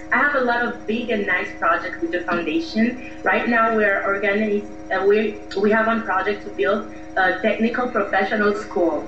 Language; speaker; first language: English; non-native, fluent; Haitian Creole